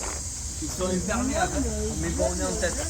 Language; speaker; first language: French; native; French